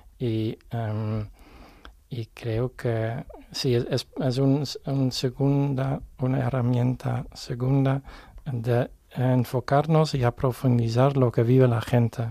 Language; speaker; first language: Spanish; non-native, fluent; Dutch